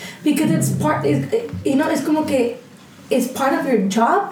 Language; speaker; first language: English; early bilingual, other home language; Spanish